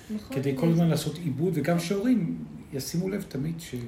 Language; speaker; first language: Hebrew; early bilingual, other home language; Spanish